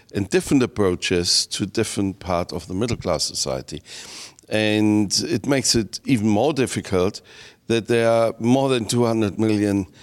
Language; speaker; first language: English; non-native, fluent; German